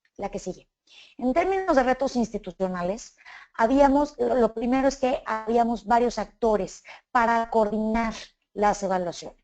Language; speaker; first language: Spanish; native; Spanish